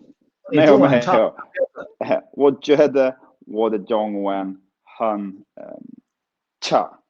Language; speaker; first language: Chinese; non-native, learner; Swedish